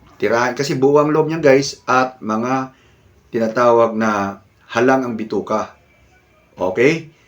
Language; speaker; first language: Filipino; native; Filipino